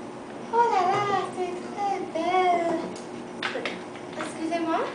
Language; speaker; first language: French; non-native, learner; English